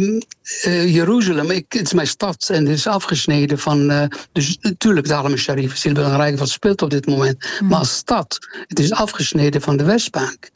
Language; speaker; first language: Dutch; non-native, fluent; Arabic